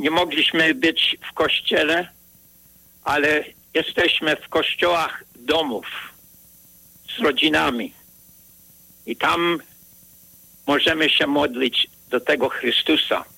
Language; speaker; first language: Polish; early bilingual, heritage; Polish